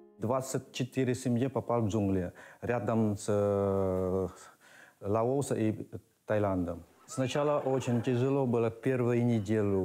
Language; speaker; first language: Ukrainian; non-native, learner; Khmer